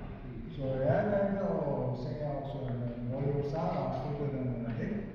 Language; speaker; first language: Norwegian; non-native, learner; Urdu